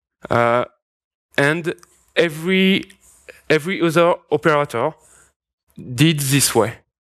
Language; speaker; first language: English; non-native, fluent; French